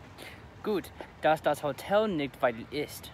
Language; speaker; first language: German; non-native, learner; English